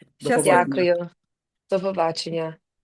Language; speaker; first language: Ukrainian; early bilingual, heritage; Ukrainian